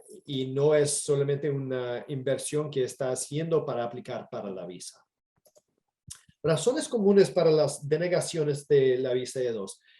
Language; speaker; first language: Spanish; non-native, fluent; English